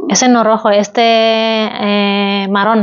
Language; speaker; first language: Spanish; non-native, learner; Indonesian